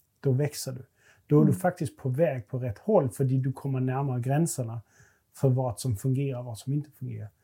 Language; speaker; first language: Swedish; non-native, fluent; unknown